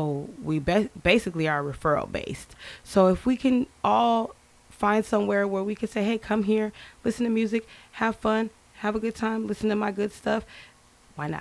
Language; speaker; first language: English; native; English